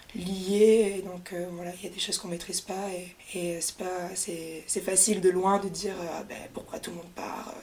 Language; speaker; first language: French; native; French